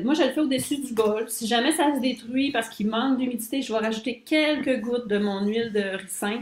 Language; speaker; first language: French; native; French